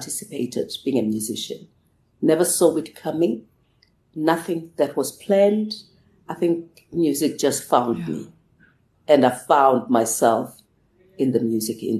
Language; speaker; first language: English; non-native, local second language; Zulu